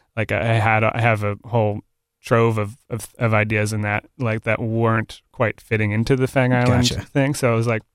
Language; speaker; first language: English; native; English